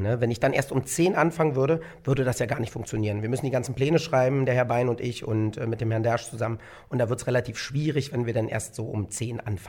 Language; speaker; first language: German; native; German